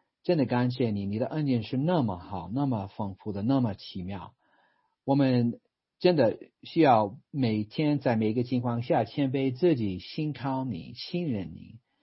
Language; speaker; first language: Chinese; non-native, fluent; English